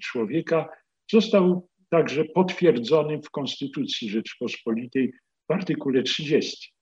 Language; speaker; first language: Polish; native; Polish